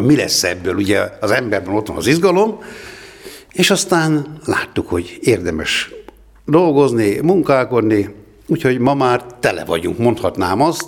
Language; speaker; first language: Hungarian; native; Hungarian